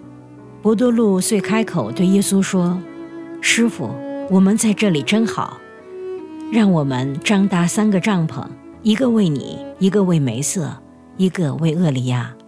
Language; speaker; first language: Chinese; native; Chinese